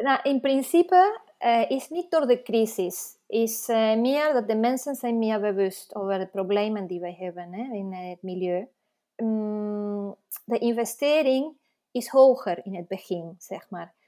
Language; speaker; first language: Dutch; non-native, fluent; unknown